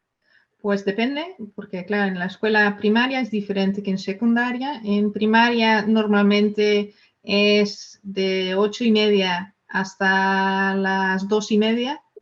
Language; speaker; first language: Spanish; non-native, fluent; Dutch